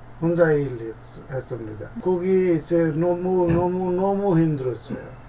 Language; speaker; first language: Korean; non-native, learner; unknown